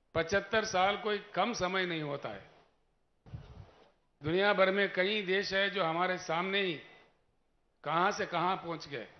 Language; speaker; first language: Hindi; non-native, local second language; Telugu